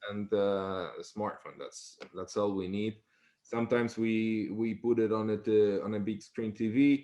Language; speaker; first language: English; non-native, fluent; Polish